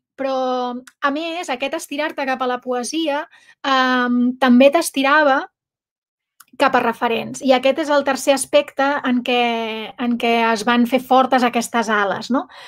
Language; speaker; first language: Catalan; non-native, local second language; Spanish